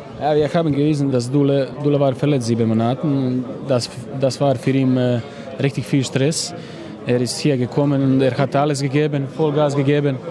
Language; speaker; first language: German; non-native, learner; Croatian